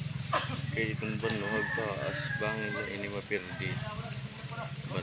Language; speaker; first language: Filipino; non-native, local second language; Waray